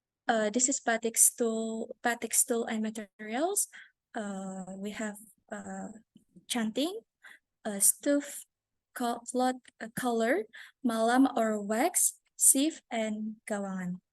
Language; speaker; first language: English; non-native, learner; Indonesian